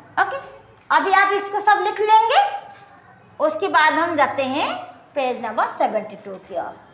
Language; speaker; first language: Hindi; non-native, local second language; Odia